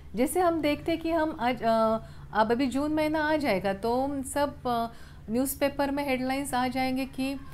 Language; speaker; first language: Hindi; non-native, local second language; Marathi